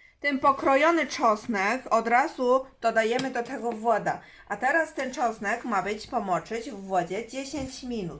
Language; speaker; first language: Polish; non-native, learner; Chinese